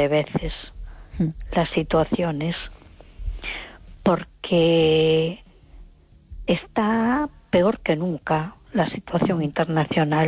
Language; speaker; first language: Spanish; native; Spanish